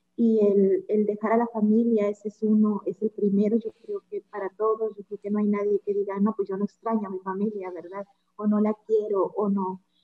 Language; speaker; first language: Spanish; native; Spanish